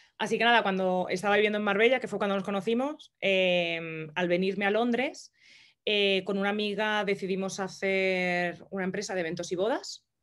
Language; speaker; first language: Spanish; native; Spanish